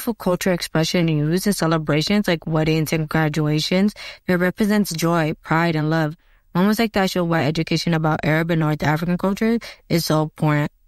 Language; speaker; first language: English; non-native, local second language; Arabic